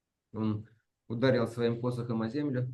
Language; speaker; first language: Russian; native; Russian